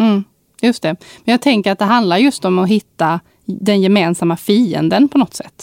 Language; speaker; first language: Swedish; native; Swedish